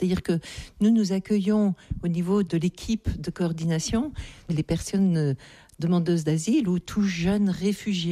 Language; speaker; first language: French; native; French